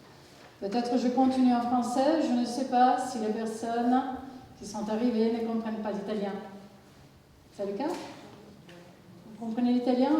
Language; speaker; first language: French; non-native, fluent; Italian